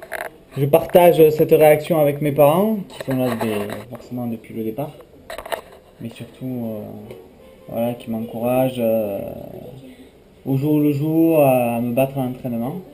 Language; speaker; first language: French; native; French